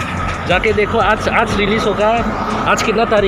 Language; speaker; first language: Hindi; non-native, learner; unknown